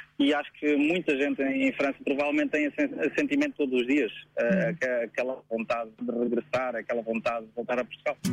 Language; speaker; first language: Portuguese; early bilingual, heritage; Portuguese